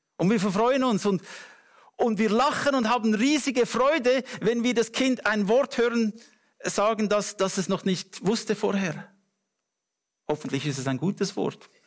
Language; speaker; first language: German; non-native, fluent; English